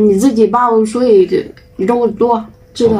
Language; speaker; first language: Chinese; non-native, learner; Vietnamese